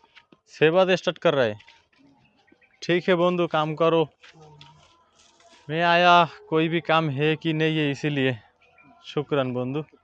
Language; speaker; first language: Hindi; non-native, learner; Bangla